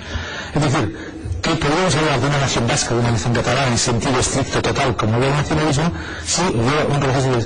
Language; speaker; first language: Spanish; native; Spanish